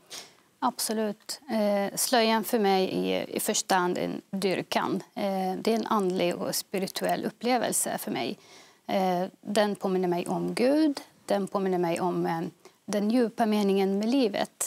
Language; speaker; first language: Swedish; early bilingual, other home language; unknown